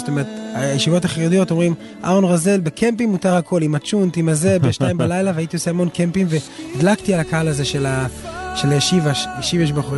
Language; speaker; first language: Hebrew; native; Hebrew